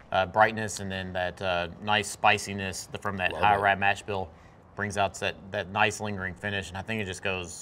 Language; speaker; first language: English; native; English